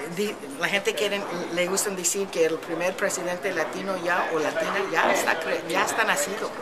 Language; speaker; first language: Spanish; early bilingual, heritage; Spanish